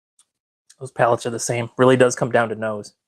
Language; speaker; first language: English; native; English